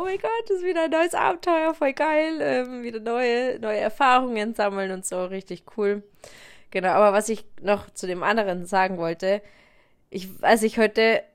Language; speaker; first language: German; native; German